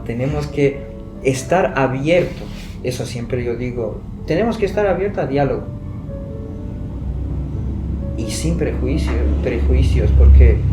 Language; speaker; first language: Spanish; non-native, fluent; Persian